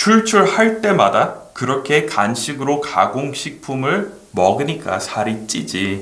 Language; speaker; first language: Korean; non-native, fluent; English